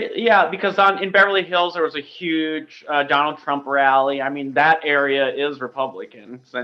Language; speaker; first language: English; native; English